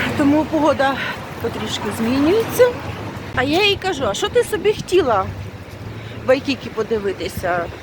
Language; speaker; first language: Ukrainian; native; Ukrainian